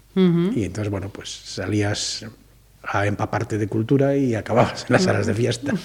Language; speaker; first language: Spanish; native; Spanish